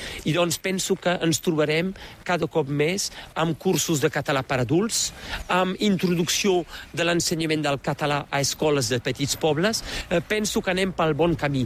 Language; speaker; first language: Catalan; native; Catalan